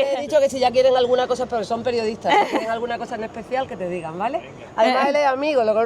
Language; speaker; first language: Spanish; native; Spanish